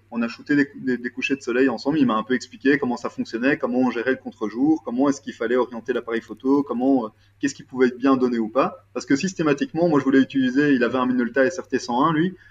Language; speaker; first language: French; native; French